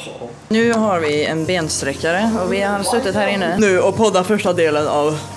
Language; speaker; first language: Swedish; native; Swedish